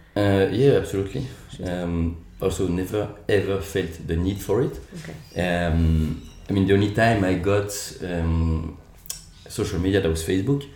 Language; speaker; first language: English; non-native, fluent; French